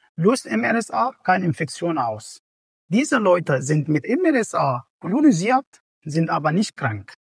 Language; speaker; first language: German; non-native, fluent; Arabic